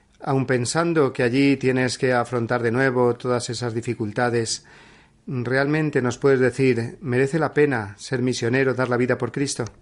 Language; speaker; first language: Spanish; native; Spanish